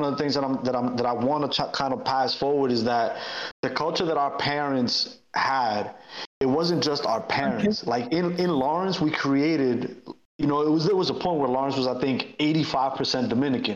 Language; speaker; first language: English; native; English